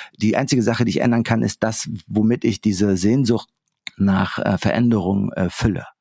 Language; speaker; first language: German; early bilingual, other home language; Arabic